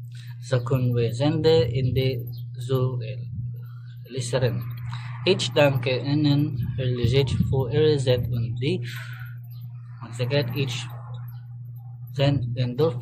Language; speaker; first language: German; non-native, learner; Filipino